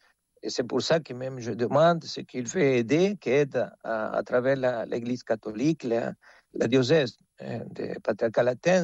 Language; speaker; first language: French; non-native, fluent; Spanish